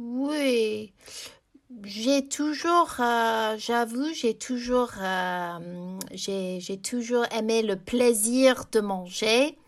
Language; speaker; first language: French; non-native, fluent; English